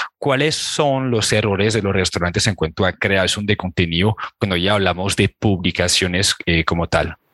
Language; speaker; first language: Spanish; native; Spanish